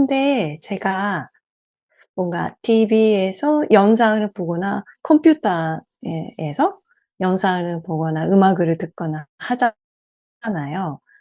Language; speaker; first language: Korean; non-native, learner; Japanese